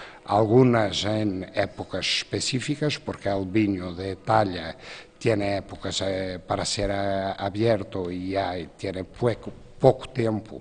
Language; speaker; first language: Spanish; non-native, fluent; Portuguese